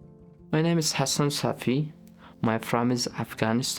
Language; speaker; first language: English; non-native, learner; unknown